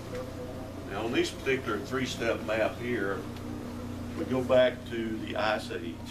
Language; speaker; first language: English; native; English